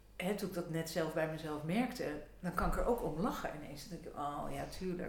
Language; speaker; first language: Dutch; native; Dutch